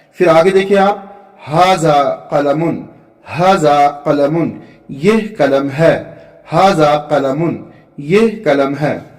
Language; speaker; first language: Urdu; native; Urdu